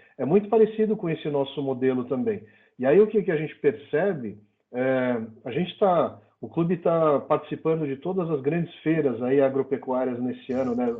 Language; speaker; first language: Portuguese; native; Portuguese